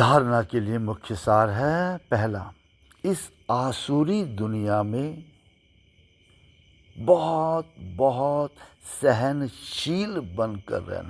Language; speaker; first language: Hindi; native; Hindi